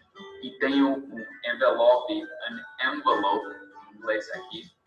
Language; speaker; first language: Portuguese; non-native, fluent; English